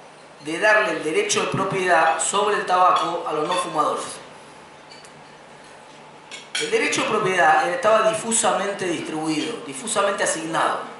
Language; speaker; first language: Spanish; native; Spanish